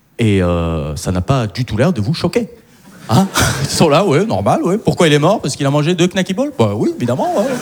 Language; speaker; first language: French; early bilingual, other home language; Arabic